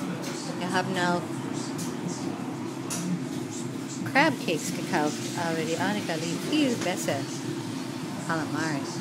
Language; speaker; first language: German; non-native, learner; English